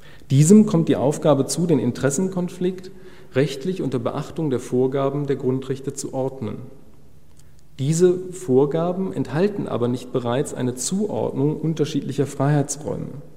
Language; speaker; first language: German; native; German